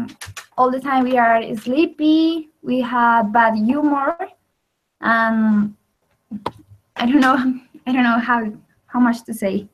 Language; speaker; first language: English; non-native, learner; Spanish